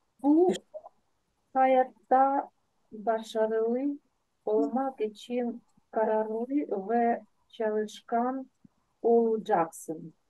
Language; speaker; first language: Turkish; non-native, learner; Ukrainian